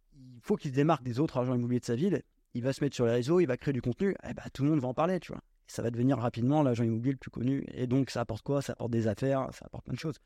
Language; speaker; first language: French; native; French